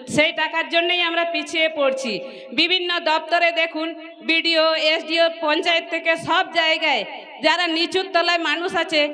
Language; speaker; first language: Bangla; non-native, local second language; Santali